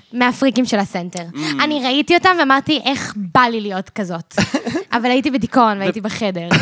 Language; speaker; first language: Hebrew; early bilingual, other home language; English